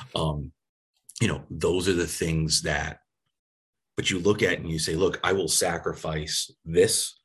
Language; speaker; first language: English; native; English